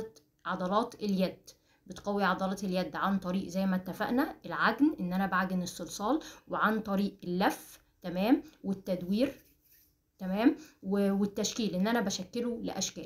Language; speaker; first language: Arabic; native; Arabic